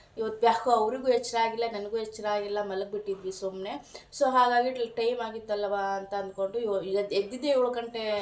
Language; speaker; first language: Kannada; non-native, local second language; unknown